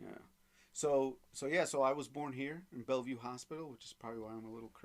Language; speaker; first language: English; native; English